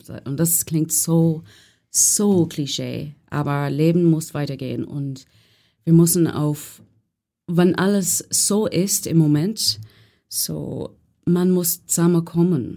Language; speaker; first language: German; non-native, learner; English